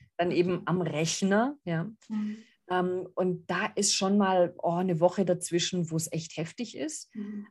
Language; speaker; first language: German; early bilingual, other home language; Greek